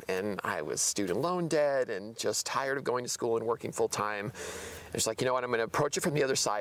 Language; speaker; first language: English; native; English